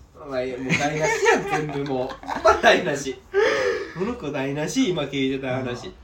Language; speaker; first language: Japanese; native; Japanese